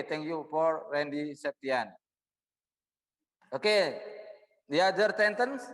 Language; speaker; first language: English; non-native, learner; Indonesian